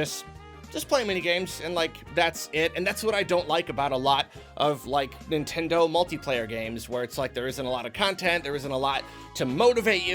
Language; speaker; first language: English; native; English